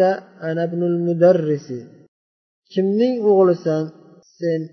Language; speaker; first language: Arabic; non-native, fluent; Uzbek